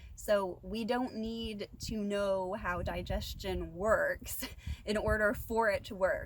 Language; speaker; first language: English; native; English